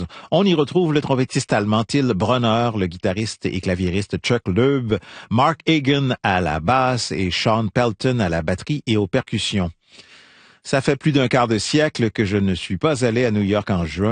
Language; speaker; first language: French; native; French